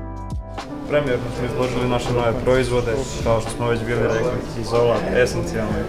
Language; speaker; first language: Serbian; native; Serbian